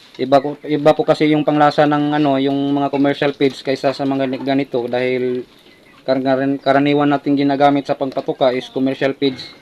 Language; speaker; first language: Filipino; non-native, local second language; Cebuano